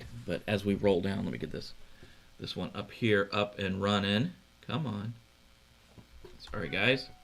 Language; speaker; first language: English; native; English